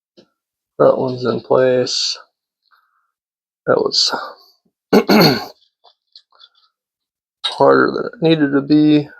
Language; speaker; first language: English; native; English